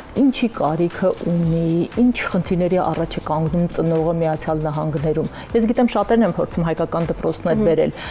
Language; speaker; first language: Armenian; native; Armenian